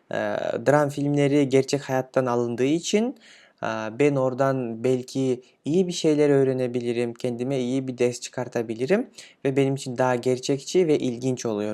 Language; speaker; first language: Turkish; non-native, fluent; Kyrgyz